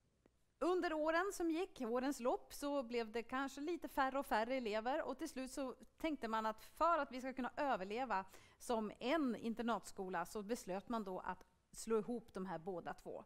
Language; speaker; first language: Swedish; native; Swedish